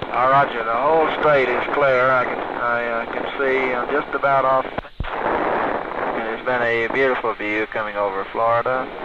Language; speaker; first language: English; native; English